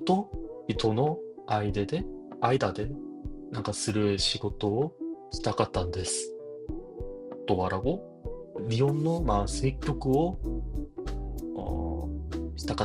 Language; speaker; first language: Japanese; non-native, learner; Korean